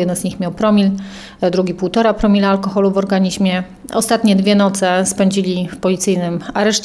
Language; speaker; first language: Polish; native; Polish